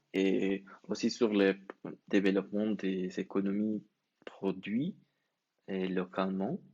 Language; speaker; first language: French; non-native, learner; Spanish